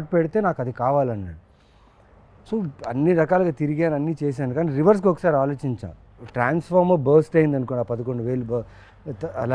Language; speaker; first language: Telugu; native; Telugu